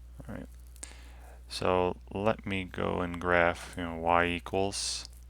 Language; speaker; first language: English; native; English